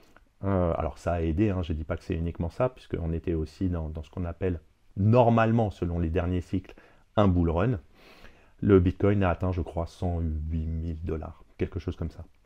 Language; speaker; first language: French; native; French